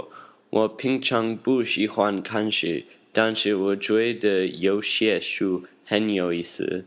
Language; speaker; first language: Chinese; non-native, learner; English